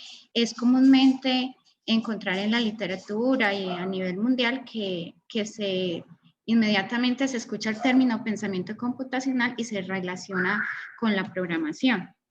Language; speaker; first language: Spanish; native; Spanish